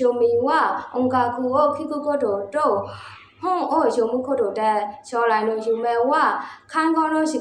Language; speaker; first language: Japanese; non-native, learner; Burmese